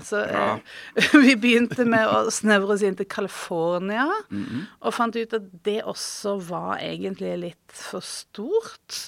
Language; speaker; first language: Norwegian; native; Norwegian